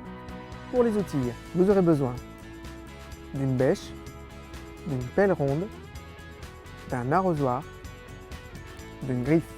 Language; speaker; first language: French; native; French